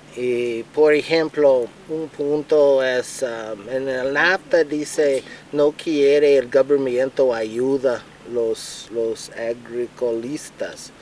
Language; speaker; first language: Spanish; non-native, learner; English